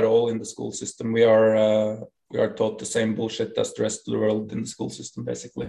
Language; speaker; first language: English; non-native, fluent; Norwegian